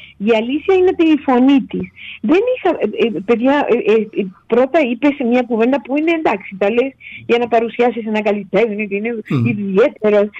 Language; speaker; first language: Greek; non-native, fluent; Spanish